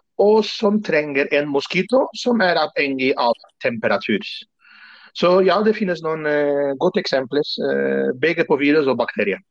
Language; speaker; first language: Norwegian; non-native, fluent; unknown